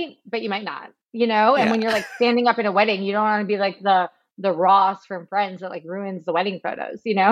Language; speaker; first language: English; native; English